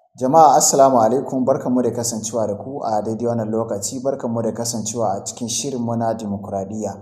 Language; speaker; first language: Hausa; native; Hausa